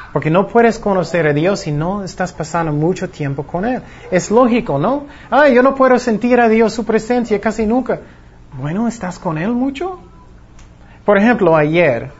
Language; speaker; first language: Spanish; non-native, fluent; English